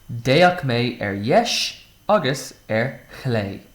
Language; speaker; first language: Irish; non-native, local second language; English